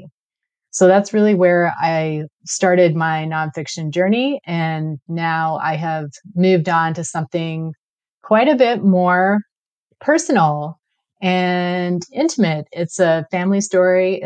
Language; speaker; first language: English; native; English